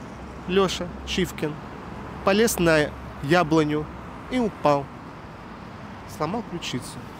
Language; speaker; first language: Russian; native; Russian